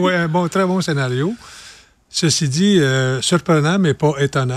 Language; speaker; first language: French; native; French